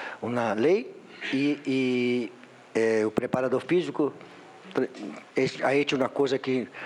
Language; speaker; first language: Portuguese; non-native, learner; Spanish